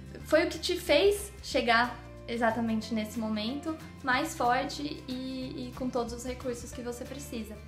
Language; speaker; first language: Portuguese; native; Portuguese